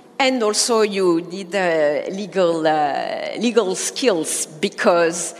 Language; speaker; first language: English; non-native, fluent; French